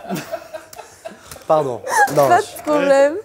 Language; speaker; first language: French; native; French